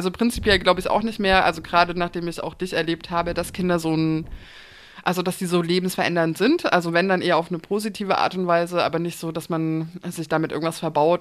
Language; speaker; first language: German; native; German